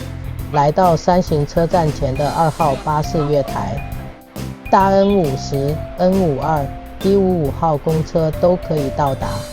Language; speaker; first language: Chinese; native; Chinese